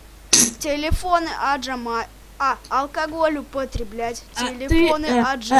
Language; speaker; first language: Russian; native; Russian